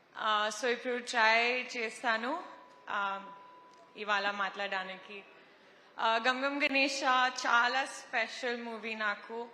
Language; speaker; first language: Telugu; non-native, learner; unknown